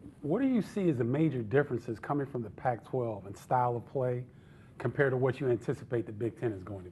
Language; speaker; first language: English; native; English